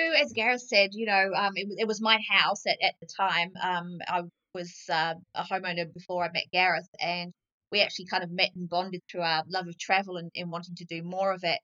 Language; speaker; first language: English; native; English